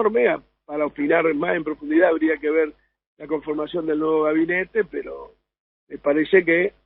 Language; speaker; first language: Spanish; native; Spanish